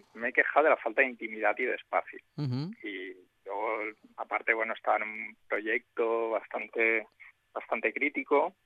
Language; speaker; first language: Spanish; native; Spanish